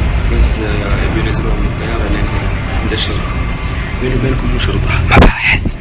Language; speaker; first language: Arabic; native; Arabic